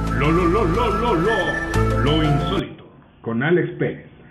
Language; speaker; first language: Spanish; native; Spanish